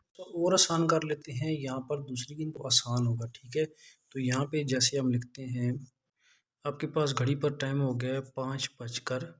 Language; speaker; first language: Urdu; non-native, local second language; Punjabi